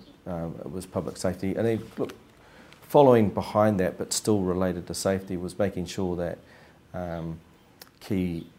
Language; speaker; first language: English; native; English